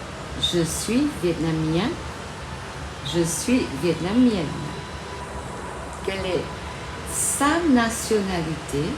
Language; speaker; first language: French; non-native, fluent; Vietnamese